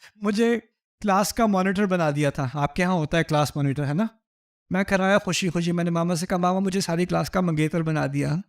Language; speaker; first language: Urdu; early bilingual, heritage; Urdu